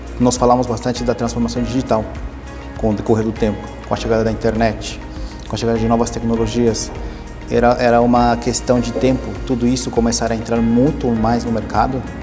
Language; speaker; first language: Portuguese; early bilingual, other home language; Spanish